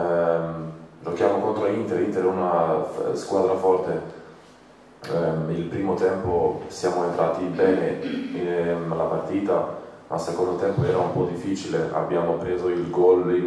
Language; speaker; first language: Italian; non-native, fluent; Croatian